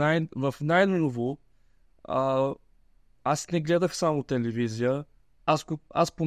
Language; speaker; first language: Bulgarian; early bilingual, heritage; Bulgarian